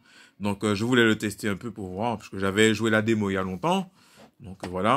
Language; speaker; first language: French; native; French